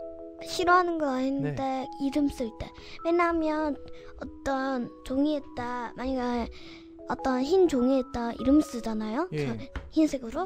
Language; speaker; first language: Korean; early bilingual, other home language; Russian